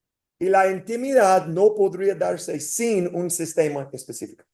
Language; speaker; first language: Spanish; non-native, fluent; English